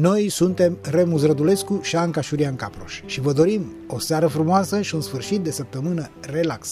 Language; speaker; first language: Romanian; native; Romanian